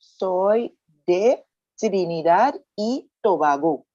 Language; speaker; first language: Spanish; non-native, fluent; English